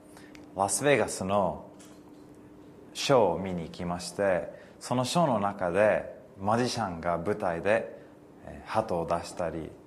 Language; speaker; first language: Japanese; early bilingual, heritage; English